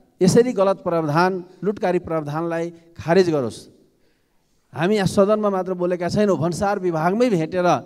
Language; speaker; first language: Nepali; non-native, local second language; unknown